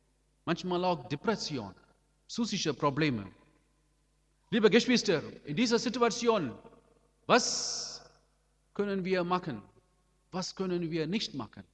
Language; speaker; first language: German; non-native, learner; Amharic